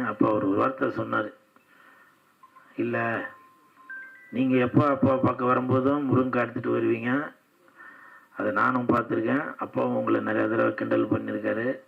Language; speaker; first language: Tamil; native; Tamil